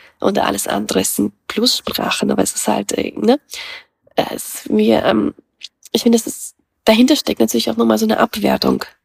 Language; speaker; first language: German; early bilingual, other home language; Russian